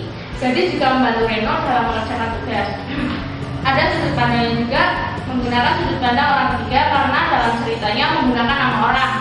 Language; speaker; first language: Indonesian; native; Indonesian